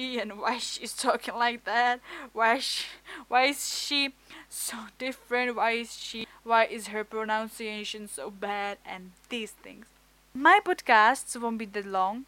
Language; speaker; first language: English; non-native, fluent; Czech